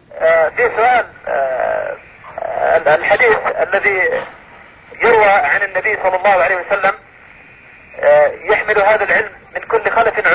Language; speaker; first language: Arabic; native; Arabic